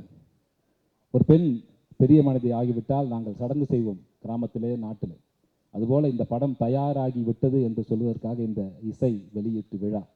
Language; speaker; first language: Tamil; native; Tamil